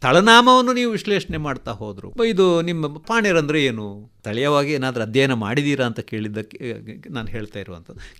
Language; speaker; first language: Kannada; non-native, local second language; Tulu